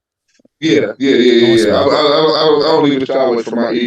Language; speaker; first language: English; native; English